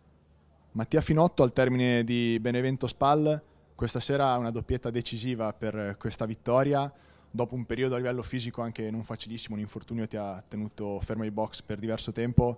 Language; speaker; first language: Italian; native; Italian